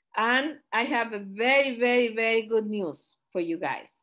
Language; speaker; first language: English; non-native, fluent; Spanish